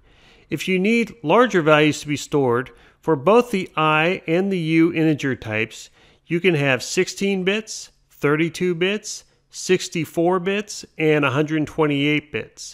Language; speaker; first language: English; native; English